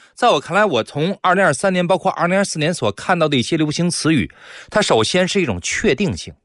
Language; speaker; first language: Chinese; native; Chinese